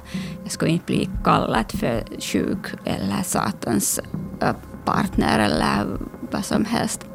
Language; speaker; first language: Swedish; non-native, local second language; Finnish